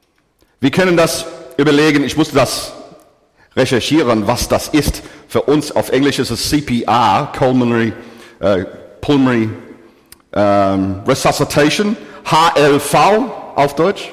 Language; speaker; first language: German; non-native, fluent; English